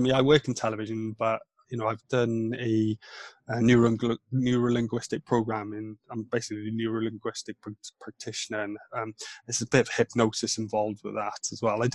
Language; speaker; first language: English; non-native, local second language; Welsh